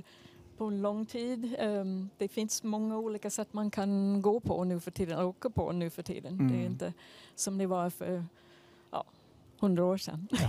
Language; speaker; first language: Swedish; non-native, fluent; English